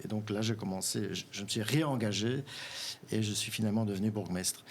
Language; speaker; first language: French; non-native, local second language; German